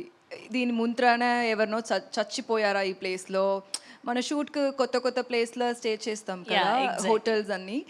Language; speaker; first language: Telugu; non-native, learner; Tamil